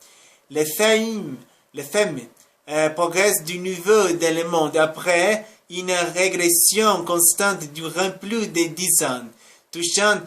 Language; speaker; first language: French; non-native, learner; Spanish